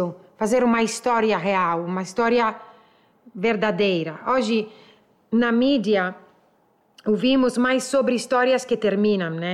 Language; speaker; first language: Portuguese; non-native, learner; Italian